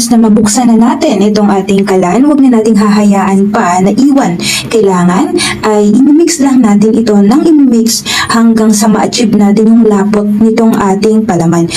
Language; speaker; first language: Filipino; non-native, local second language; Waray